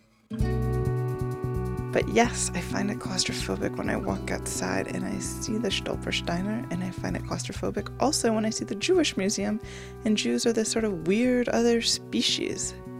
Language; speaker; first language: English; native; English